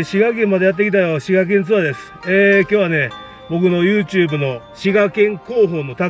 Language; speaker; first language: Japanese; native; Japanese